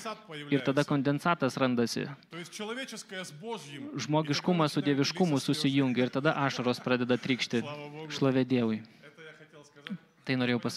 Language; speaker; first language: Lithuanian; native; Lithuanian